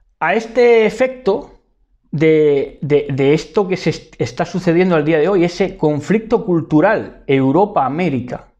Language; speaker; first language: Spanish; native; Spanish